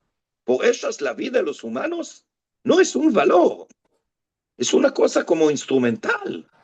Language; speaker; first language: Spanish; non-native, fluent; Hebrew